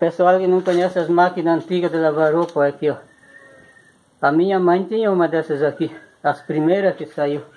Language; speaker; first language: Portuguese; native; Portuguese